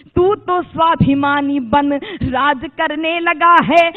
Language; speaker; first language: Hindi; native; Hindi